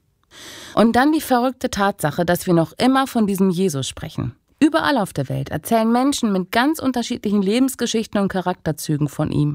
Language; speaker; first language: German; native; German